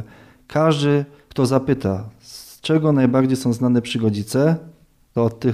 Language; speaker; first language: Polish; native; Polish